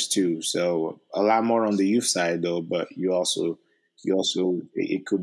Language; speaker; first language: English; non-native, fluent; French